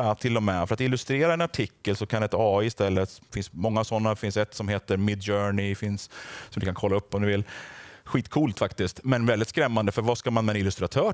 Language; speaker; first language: Swedish; native; Swedish